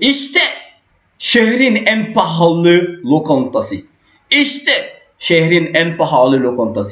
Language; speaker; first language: Turkish; non-native, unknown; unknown